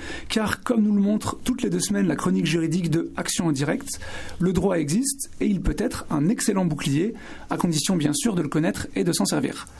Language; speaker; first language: French; native; French